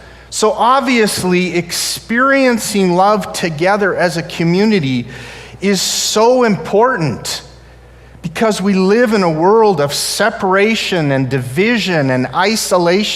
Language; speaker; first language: English; native; English